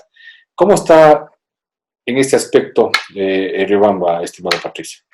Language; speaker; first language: Spanish; native; Spanish